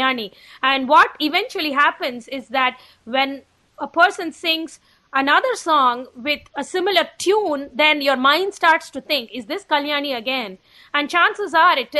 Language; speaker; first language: English; non-native, local second language; Tamil